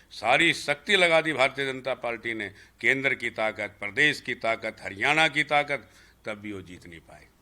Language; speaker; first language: Hindi; native; Hindi